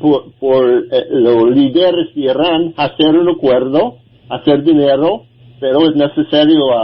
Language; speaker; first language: Spanish; non-native, learner; English